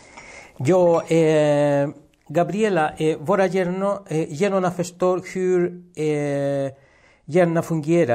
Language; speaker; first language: Swedish; non-native, fluent; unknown